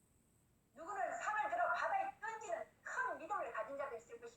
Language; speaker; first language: Korean; native; Korean